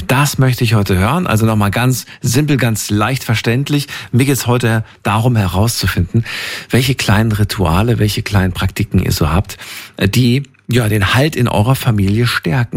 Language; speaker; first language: German; native; German